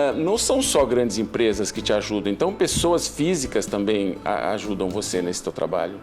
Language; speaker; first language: Portuguese; native; Portuguese